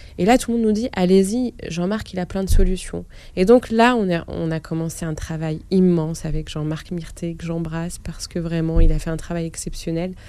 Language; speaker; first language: French; non-native, local second language; Arabic